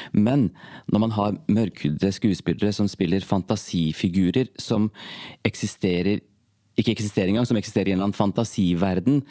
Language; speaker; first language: Norwegian; early bilingual, other home language; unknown